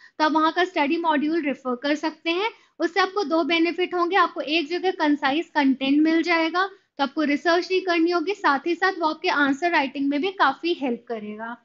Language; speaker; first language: Hindi; native; Hindi